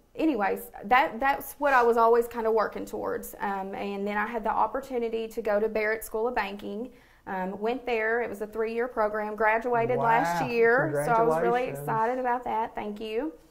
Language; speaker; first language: English; native; English